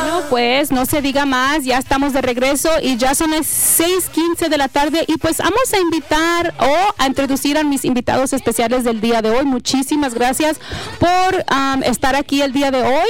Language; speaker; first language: Spanish; early bilingual, heritage; Spanish